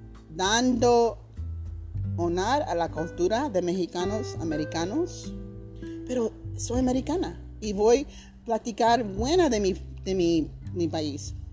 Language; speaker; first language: Spanish; early bilingual, heritage; Spanish